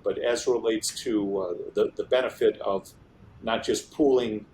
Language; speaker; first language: English; native; English